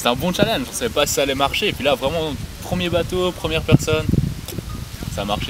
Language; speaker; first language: French; native; French